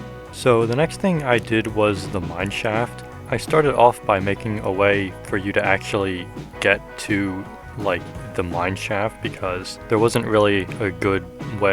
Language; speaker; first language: English; native; English